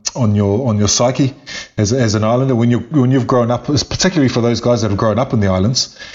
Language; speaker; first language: English; native; English